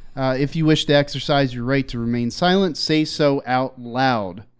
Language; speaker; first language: English; native; English